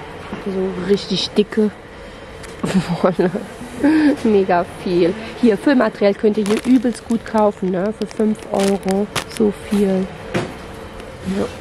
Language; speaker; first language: German; native; German